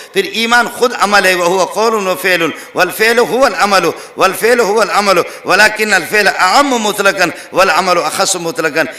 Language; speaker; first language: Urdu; non-native, local second language; Brahui